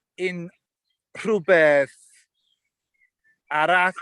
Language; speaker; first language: Welsh; non-native, learner; English